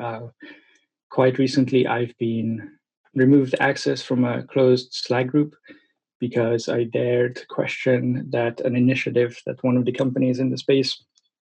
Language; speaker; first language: English; non-native, fluent; Hungarian